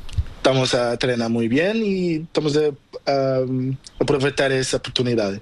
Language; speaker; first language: Spanish; non-native, learner; Portuguese